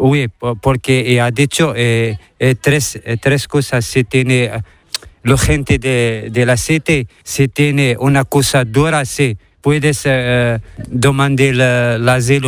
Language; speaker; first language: Spanish; non-native, learner; Arabic